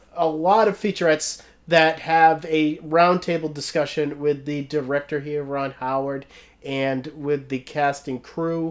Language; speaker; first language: English; native; English